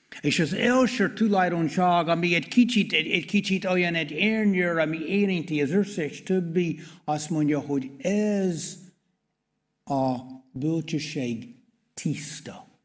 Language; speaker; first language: Hungarian; non-native, learner; English